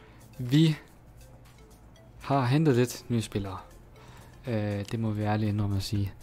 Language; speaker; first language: Danish; native; Danish